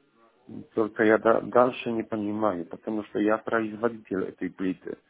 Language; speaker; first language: Russian; non-native, learner; Polish